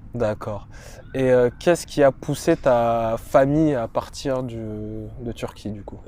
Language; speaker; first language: French; native; French